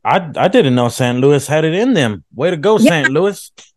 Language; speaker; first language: English; early bilingual, other home language; Spanish